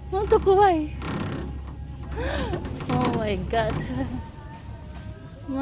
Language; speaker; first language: Japanese; non-native, learner; Filipino